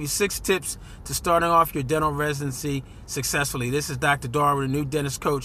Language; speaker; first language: English; native; English